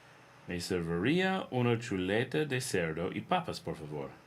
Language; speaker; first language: Spanish; non-native, learner; English